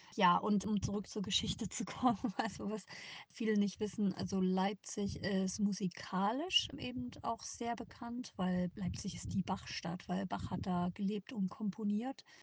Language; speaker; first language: German; native; German